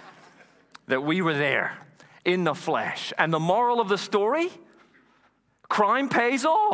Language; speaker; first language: English; native; English